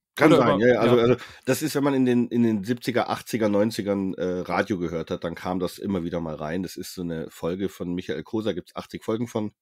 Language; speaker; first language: German; native; German